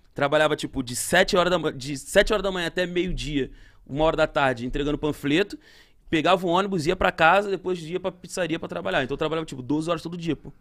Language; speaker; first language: Portuguese; native; Portuguese